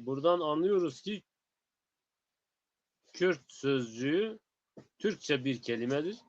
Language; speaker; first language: Turkish; non-native, local second language; Zaza